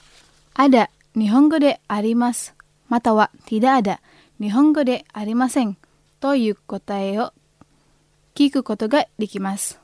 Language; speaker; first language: Japanese; non-native, fluent; Indonesian